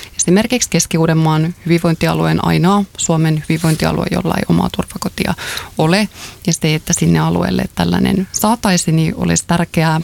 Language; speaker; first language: Finnish; native; Finnish